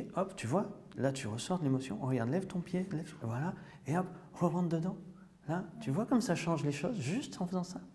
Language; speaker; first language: French; native; French